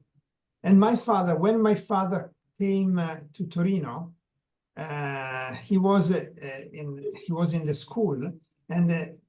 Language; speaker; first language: English; non-native, learner; Italian